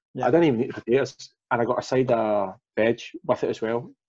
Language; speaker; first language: English; native; English